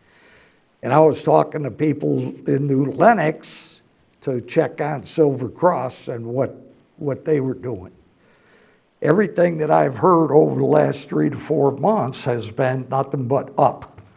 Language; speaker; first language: English; native; English